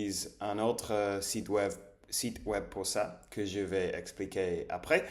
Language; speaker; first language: French; non-native, learner; English